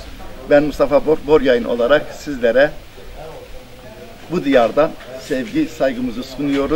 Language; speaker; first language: Turkish; native; Turkish